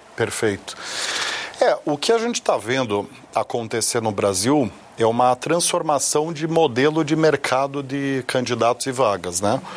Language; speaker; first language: Portuguese; native; Portuguese